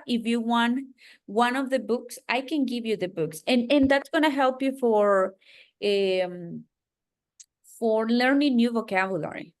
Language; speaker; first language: English; non-native, fluent; Spanish